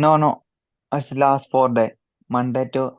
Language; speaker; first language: English; non-native, learner; Malayalam